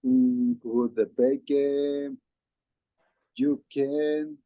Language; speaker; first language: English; non-native, learner; Spanish